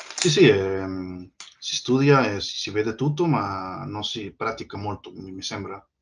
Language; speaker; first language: Italian; non-native, learner; Spanish